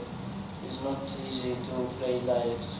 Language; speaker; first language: English; non-native, learner; Greek